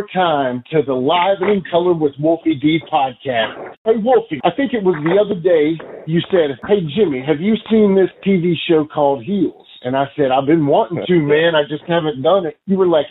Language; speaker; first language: English; native; English